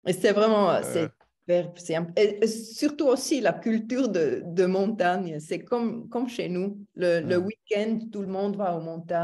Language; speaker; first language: French; non-native, local second language; German